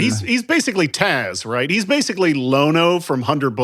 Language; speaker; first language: English; native; English